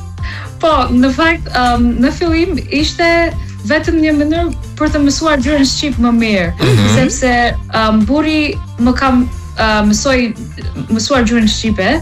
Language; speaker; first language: Albanian; non-native, learner; English